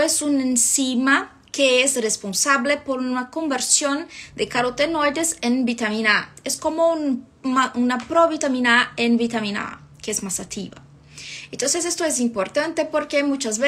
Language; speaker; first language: Spanish; non-native, fluent; Portuguese